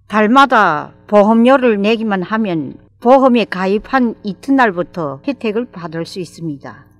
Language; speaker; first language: Korean; native; Korean